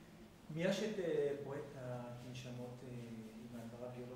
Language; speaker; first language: Hebrew; native; Hebrew